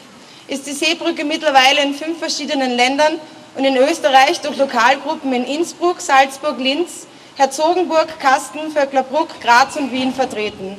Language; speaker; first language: German; native; German